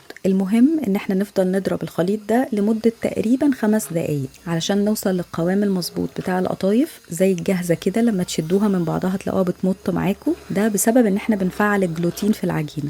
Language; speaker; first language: Arabic; native; Arabic